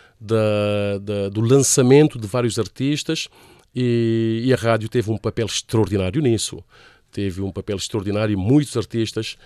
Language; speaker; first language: Portuguese; non-native, local second language; Kabuverdianu